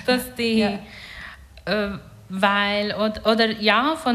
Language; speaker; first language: German; non-native, learner; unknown